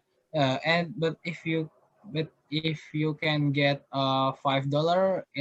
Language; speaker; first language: English; non-native, learner; Indonesian